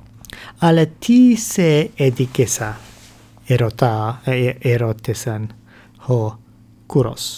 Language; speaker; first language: Greek; non-native, fluent; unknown